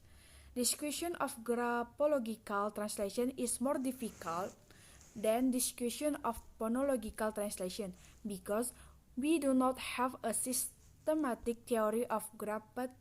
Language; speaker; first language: English; non-native, learner; Indonesian